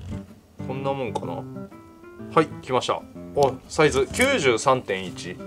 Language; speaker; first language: Japanese; native; Japanese